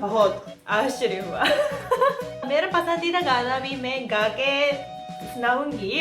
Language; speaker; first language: Hindi; non-native, fluent; Japanese